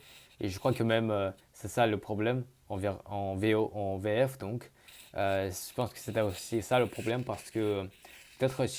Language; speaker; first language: French; early bilingual, other home language; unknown